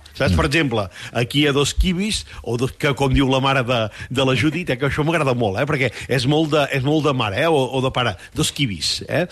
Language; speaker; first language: Catalan; native; Catalan